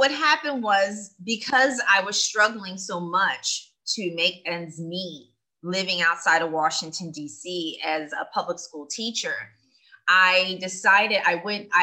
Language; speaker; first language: English; native; English